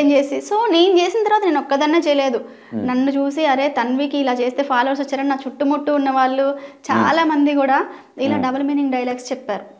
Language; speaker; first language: Telugu; non-native, local second language; Hindi